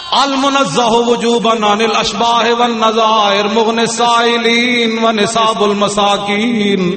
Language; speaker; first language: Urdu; non-native, local second language; Punjabi